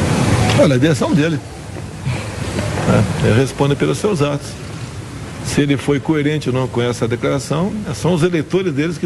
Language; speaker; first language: Portuguese; native; Portuguese